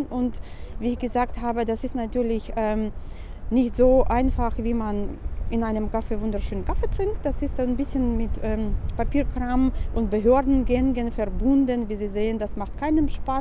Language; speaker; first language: German; non-native, fluent; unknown